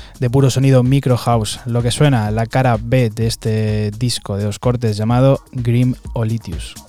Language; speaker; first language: Spanish; native; Spanish